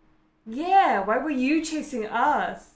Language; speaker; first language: English; native; English